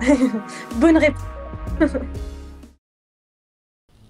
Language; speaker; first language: French; non-native, local second language; Arabic